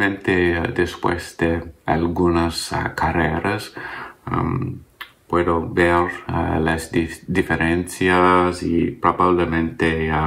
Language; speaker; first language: Spanish; non-native, learner; English